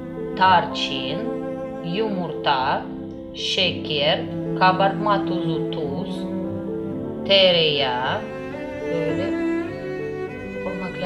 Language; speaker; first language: Turkish; non-native, learner; Russian